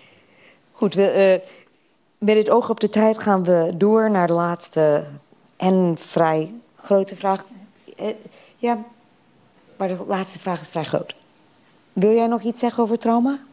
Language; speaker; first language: Dutch; non-native, fluent; English